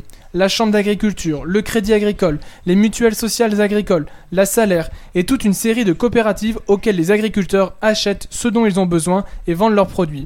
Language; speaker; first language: French; native; French